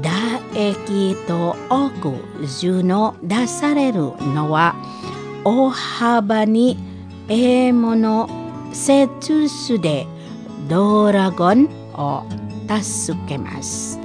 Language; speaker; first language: Japanese; non-native, fluent; Indonesian